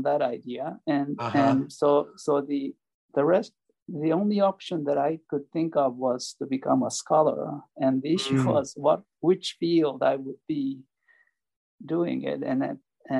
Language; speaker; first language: English; non-native, fluent; Japanese